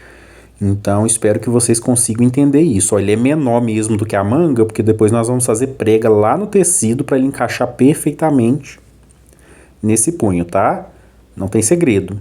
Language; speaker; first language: Portuguese; native; Portuguese